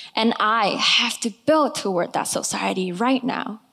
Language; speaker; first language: English; non-native, local second language; Cantonese